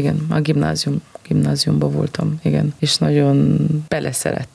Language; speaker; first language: Hungarian; non-native, fluent; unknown